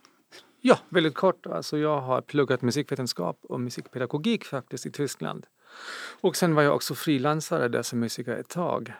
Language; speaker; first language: Swedish; non-native, fluent; German